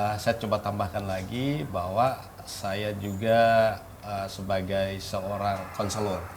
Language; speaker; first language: Indonesian; non-native, local second language; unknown